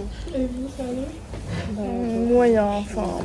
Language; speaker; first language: French; native; French